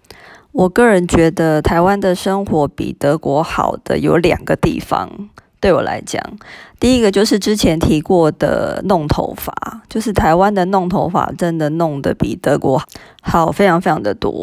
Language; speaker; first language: Chinese; native; Chinese